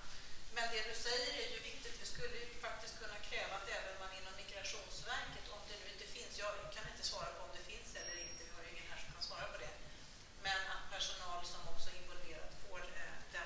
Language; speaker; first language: Swedish; native; Swedish